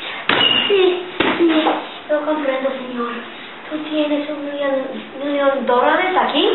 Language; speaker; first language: Spanish; non-native, learner; English